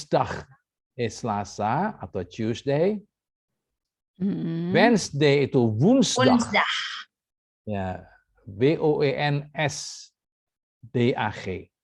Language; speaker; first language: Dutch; non-native, fluent; Indonesian